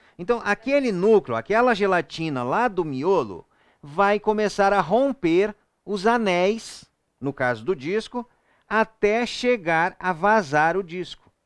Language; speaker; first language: Portuguese; native; Portuguese